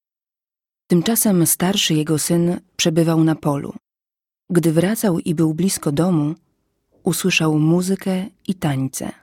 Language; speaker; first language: Polish; native; Polish